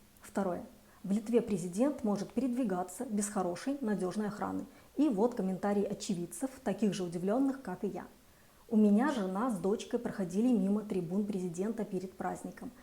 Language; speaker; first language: Russian; native; Russian